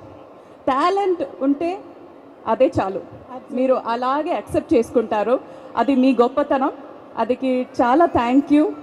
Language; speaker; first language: Telugu; non-native, fluent; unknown